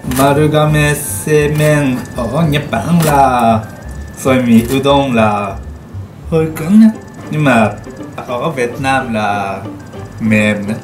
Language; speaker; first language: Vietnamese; non-native, learner; Japanese